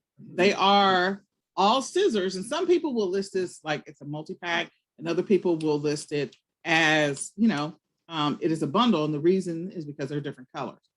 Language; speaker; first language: English; native; English